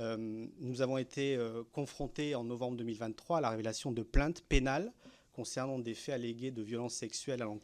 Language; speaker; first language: French; native; French